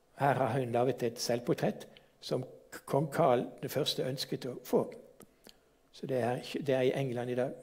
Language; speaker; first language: Norwegian; native; Norwegian